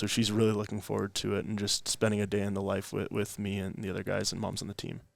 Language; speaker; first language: English; native; English